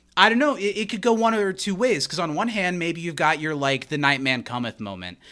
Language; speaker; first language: English; native; English